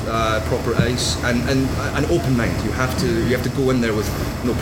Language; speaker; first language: English; native; English